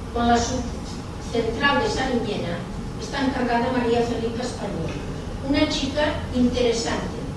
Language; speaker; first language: Spanish; non-native, local second language; Catalan